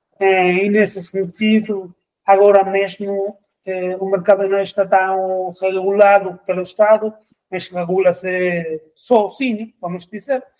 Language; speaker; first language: Portuguese; non-native, fluent; Spanish